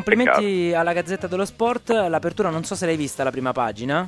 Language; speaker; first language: Italian; native; Italian